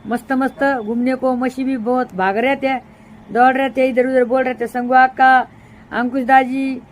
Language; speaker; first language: Hindi; non-native, local second language; Marathi